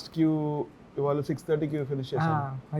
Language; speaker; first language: Telugu; non-native, local second language; Tamil